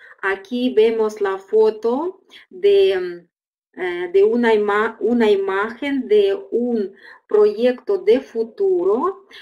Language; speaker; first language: Spanish; non-native, fluent; Russian